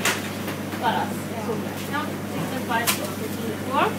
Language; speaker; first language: Finnish; non-native, learner; Swedish